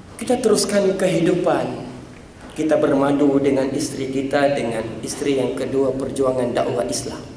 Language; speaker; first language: Malay; native; Malay